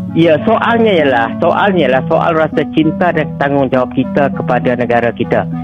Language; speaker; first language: Malay; native; Malay